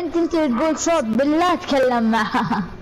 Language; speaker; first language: Arabic; native; Arabic